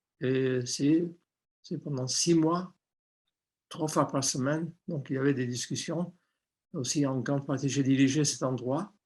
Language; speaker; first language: French; non-native, fluent; Armenian